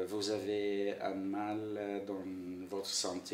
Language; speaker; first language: French; non-native, learner; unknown